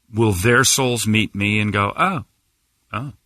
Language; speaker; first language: English; native; English